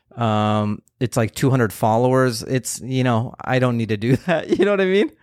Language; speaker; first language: English; early bilingual, other home language; Persian